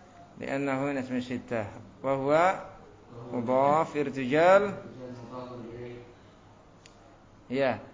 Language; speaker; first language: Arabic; non-native, learner; Indonesian